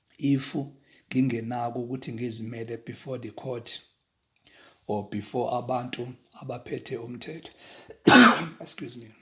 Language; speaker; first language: Zulu; non-native, local second language; Xhosa